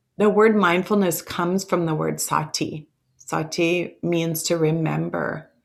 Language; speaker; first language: English; early bilingual, other home language; Italian